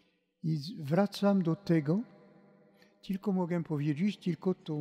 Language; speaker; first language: Polish; non-native, fluent; French